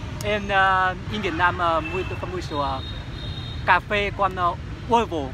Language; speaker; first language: Italian; non-native, learner; Vietnamese